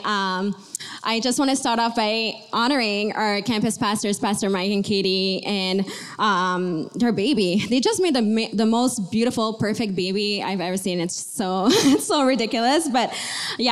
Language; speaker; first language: English; native; English